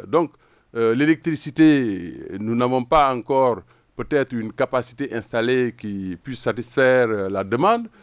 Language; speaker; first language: French; non-native, local second language; Wolof